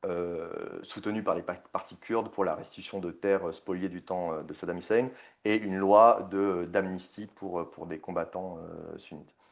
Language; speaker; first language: French; native; French